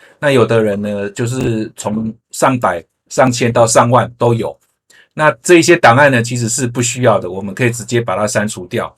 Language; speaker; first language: Chinese; native; Chinese